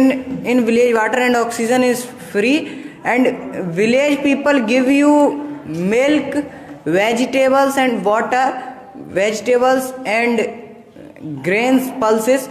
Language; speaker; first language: English; non-native, local second language; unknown